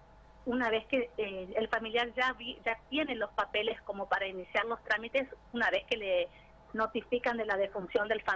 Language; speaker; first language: Spanish; native; Spanish